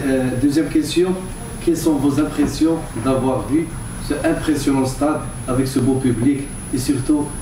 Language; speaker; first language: French; non-native, local second language; Arabic